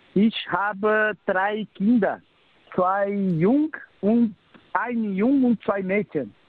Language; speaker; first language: German; non-native, learner; Portuguese